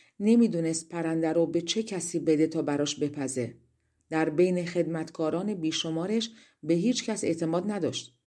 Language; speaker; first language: Persian; native; Persian